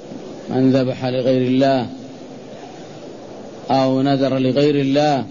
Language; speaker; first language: Arabic; native; Arabic